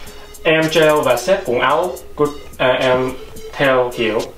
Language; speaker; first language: Vietnamese; early bilingual, heritage; Vietnamese